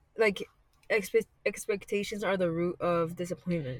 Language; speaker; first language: English; early bilingual, other home language; Spanish